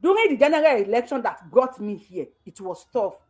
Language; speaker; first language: English; non-native, local second language; Yoruba